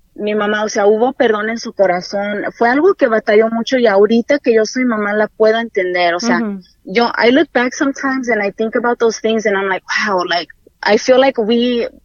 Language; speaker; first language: Spanish; native; Spanish